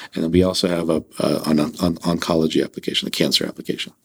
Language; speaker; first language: English; early bilingual, other home language; Russian